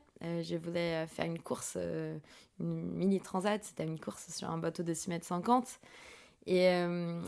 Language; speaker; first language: French; non-native, fluent; Portuguese